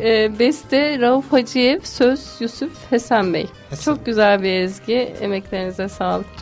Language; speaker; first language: Turkish; native; Turkish